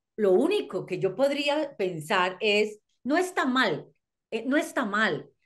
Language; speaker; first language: Spanish; native; Spanish